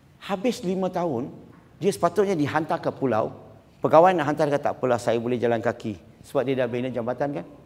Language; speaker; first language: Malay; non-native, local second language; Chinese